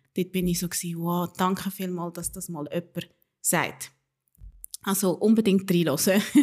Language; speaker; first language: German; early bilingual, other home language; Spanish